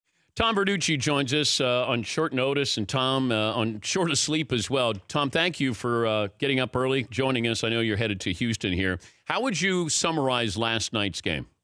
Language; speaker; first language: English; native; English